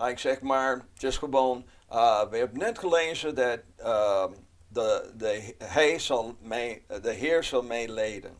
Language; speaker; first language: Dutch; non-native, fluent; English